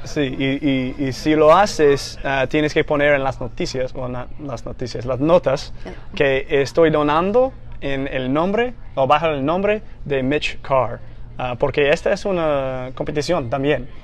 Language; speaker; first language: Spanish; non-native, fluent; English